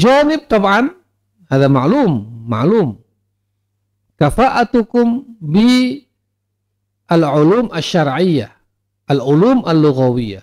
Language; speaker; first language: Arabic; non-native, fluent; Indonesian